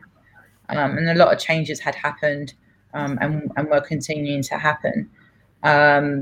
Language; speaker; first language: English; non-native, local second language; Greek